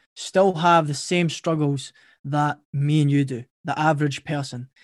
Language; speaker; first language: English; native; English